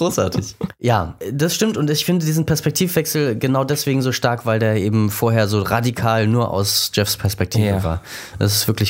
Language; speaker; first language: German; native; German